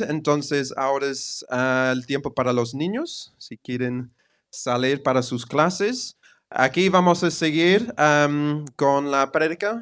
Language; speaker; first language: Spanish; non-native, fluent; English